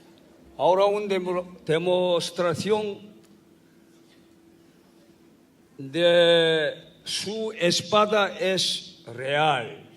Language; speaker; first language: Spanish; non-native, learner; Korean